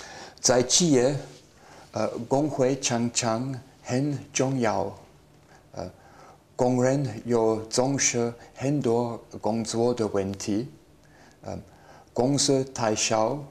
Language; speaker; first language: Chinese; non-native, learner; English